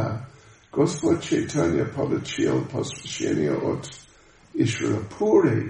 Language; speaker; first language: Russian; non-native, learner; English